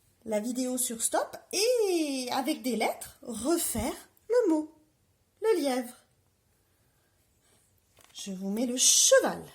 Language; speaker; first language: French; native; French